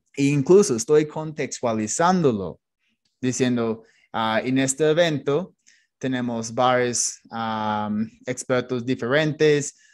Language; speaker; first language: Spanish; non-native, fluent; English